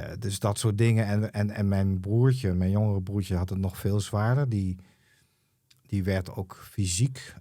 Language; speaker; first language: Dutch; early bilingual, other home language; Papiamento